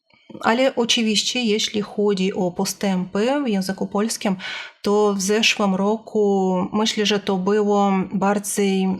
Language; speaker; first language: Polish; non-native, fluent; Russian